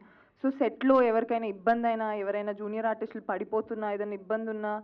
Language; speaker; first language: Telugu; native; Telugu